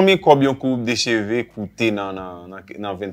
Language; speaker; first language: French; non-native, local second language; Haitian Creole